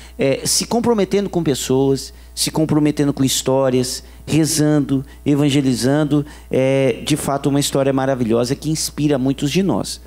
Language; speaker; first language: Portuguese; native; Portuguese